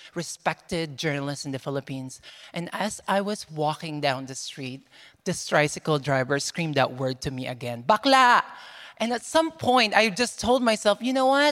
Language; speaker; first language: English; non-native, local second language; Filipino